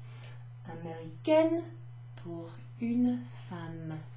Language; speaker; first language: French; non-native, fluent; English